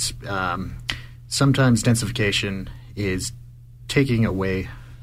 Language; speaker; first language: English; native; English